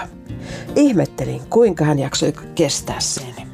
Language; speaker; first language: Finnish; native; Finnish